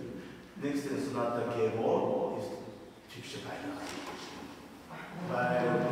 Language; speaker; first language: German; non-native, learner; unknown